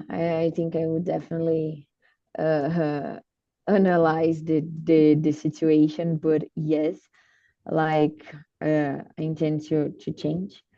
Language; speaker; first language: English; non-native, learner; Portuguese